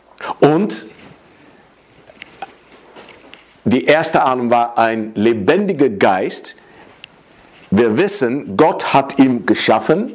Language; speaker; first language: German; non-native, fluent; Dutch